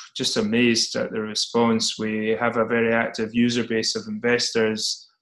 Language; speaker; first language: English; native; English